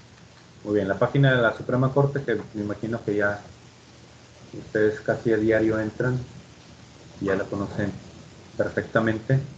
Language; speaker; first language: Spanish; native; Spanish